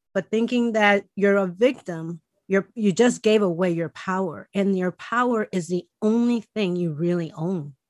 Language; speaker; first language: English; early bilingual, other home language; Spanish